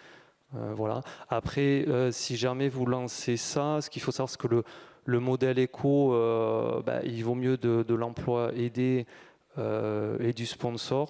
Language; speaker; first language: French; native; French